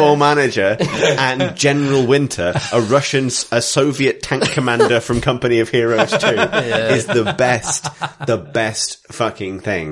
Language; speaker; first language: English; native; English